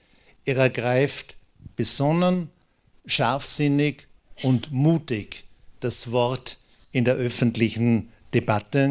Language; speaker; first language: German; native; German